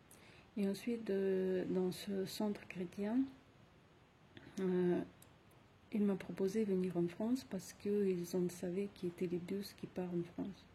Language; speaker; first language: French; non-native, fluent; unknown